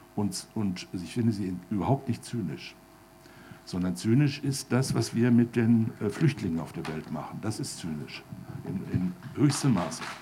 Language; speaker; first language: German; native; German